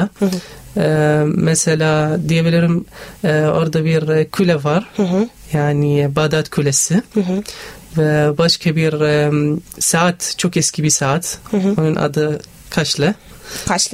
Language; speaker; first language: Turkish; non-native, learner; Arabic